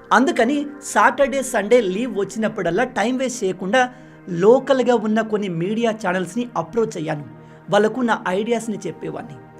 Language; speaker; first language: Telugu; non-native, local second language; Lambadi